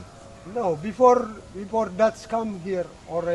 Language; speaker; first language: English; non-native, learner; Indonesian